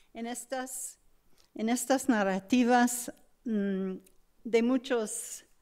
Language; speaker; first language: Spanish; non-native, fluent; English